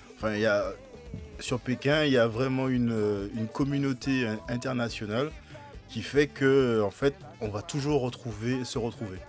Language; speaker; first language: French; native; French